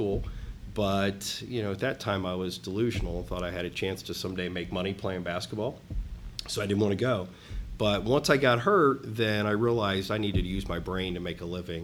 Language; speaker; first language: English; native; English